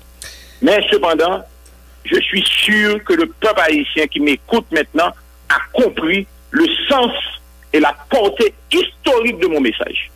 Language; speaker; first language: French; non-native, local second language; Haitian Creole